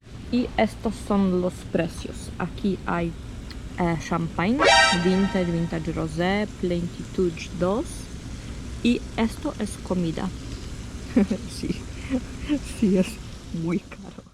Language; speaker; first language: Spanish; non-native, fluent; Portuguese